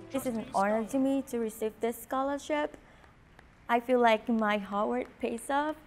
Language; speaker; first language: English; non-native, fluent; Vietnamese